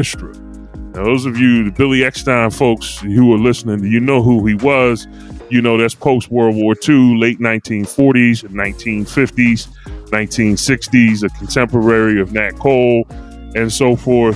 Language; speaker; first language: English; native; English